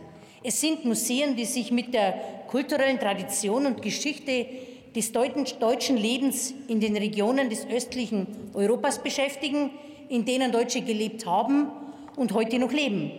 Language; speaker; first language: German; native; German